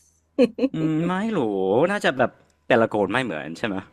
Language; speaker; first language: Thai; non-native, fluent; English